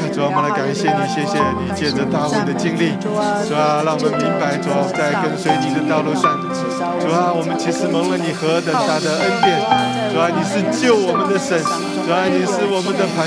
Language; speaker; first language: Chinese; native; Chinese